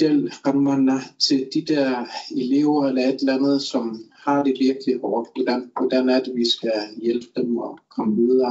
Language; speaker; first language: Danish; non-native, local second language; Kalaallisut